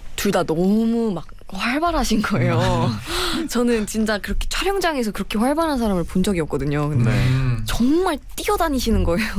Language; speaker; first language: Korean; native; Korean